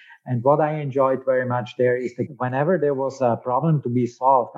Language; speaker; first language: English; non-native, fluent; German